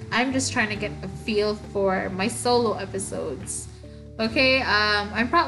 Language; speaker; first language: English; non-native, local second language; Waray